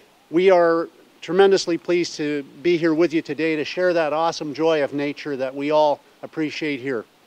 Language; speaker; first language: English; native; English